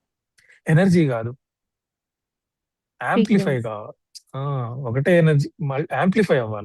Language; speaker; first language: Telugu; native; Telugu